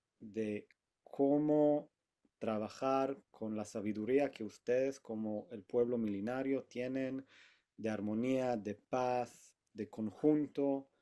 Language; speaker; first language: Spanish; non-native, fluent; Hebrew